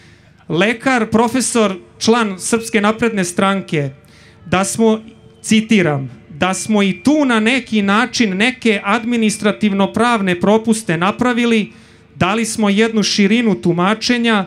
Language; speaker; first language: Serbian; native; Serbian